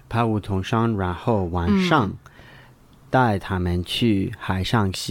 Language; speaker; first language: Chinese; non-native, learner; English